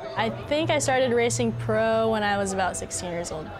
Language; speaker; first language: English; native; English